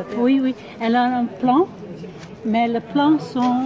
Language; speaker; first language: French; non-native, learner; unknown